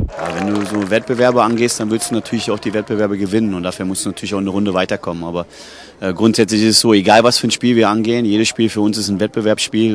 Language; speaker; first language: German; native; German